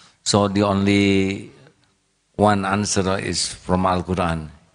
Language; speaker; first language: English; non-native, learner; Indonesian